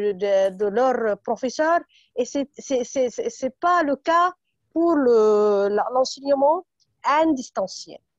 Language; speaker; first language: French; non-native, fluent; Arabic